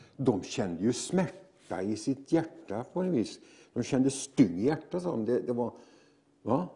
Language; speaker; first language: Swedish; native; Swedish